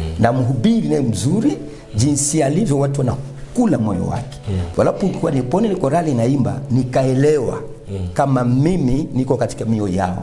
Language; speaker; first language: Swahili; non-native, local second language; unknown